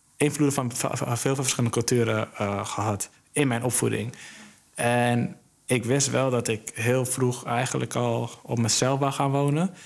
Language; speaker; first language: Dutch; early bilingual, other home language; Somali